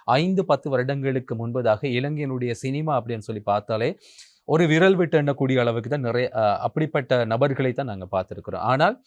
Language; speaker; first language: Tamil; native; Tamil